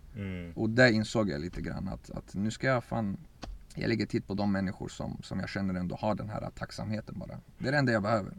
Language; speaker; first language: Swedish; early bilingual, other home language; Kurdish